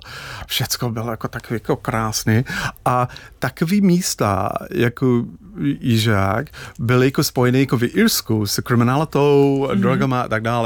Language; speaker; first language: Czech; non-native, fluent; English